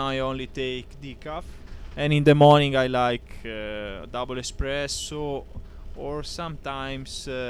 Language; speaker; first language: English; non-native, learner; Italian